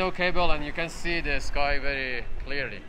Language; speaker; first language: English; non-native, fluent; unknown